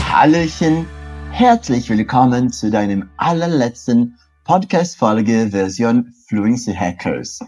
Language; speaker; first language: German; non-native, fluent; Portuguese